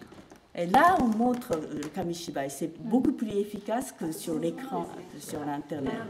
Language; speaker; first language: French; non-native, fluent; Japanese